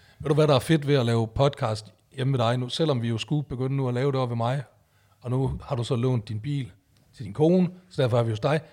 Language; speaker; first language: Danish; native; Danish